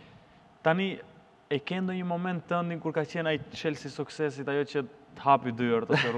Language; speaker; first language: Albanian; native; Albanian